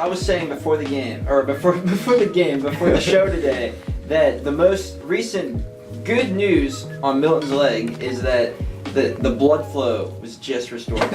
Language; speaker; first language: English; native; English